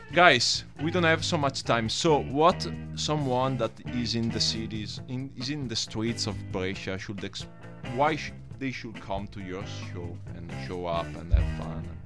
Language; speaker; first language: English; non-native, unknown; Italian